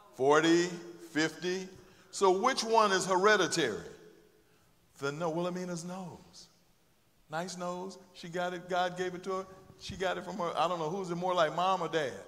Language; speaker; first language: English; native; English